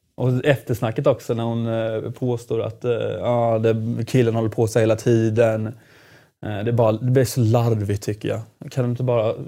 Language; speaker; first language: Swedish; native; Swedish